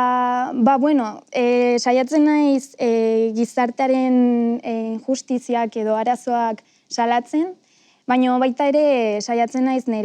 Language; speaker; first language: Basque; non-native, local second language; Spanish